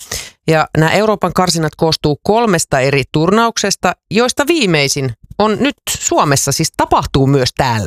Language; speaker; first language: Finnish; native; Finnish